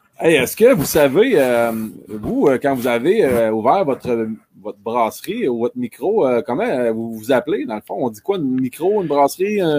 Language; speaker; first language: French; native; French